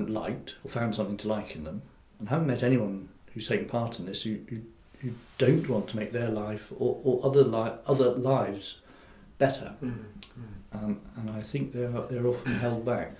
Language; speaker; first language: English; native; English